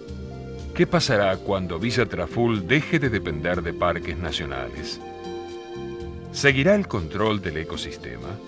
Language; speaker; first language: Spanish; native; Spanish